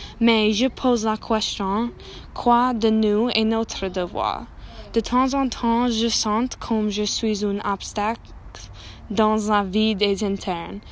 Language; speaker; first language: French; non-native, learner; English